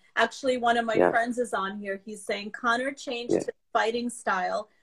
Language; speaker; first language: English; early bilingual, other home language; Russian